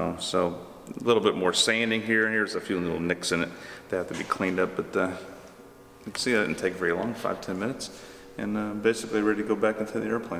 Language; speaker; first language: English; native; English